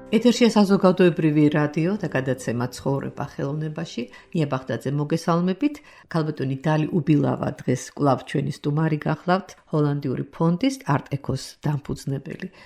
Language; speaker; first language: Georgian; native; Georgian